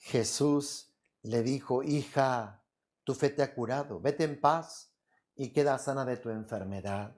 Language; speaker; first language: Spanish; native; Spanish